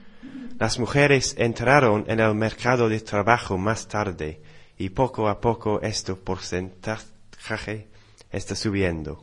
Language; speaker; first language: Spanish; non-native, learner; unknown